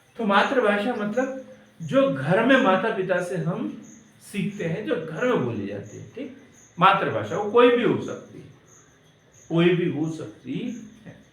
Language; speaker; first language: Hindi; native; Hindi